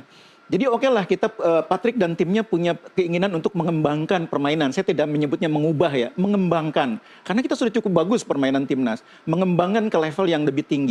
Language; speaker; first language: Indonesian; native; Indonesian